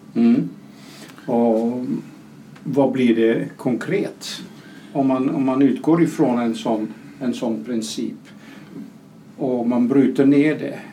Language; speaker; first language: Swedish; non-native, fluent; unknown